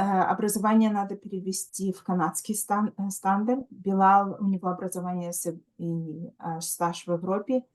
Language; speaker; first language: Russian; early bilingual, heritage; Russian